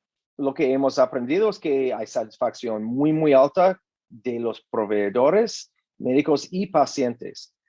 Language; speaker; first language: Spanish; non-native, learner; English